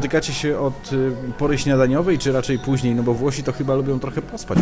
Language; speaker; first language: Polish; native; Polish